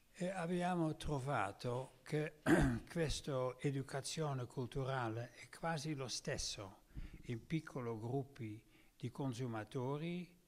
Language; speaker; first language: Italian; non-native, learner; Dutch